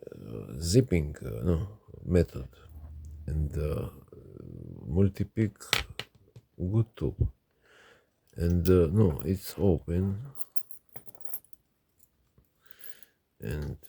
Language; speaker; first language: English; non-native, learner; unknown